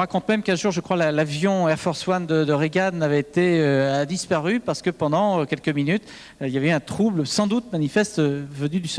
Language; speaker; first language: French; native; French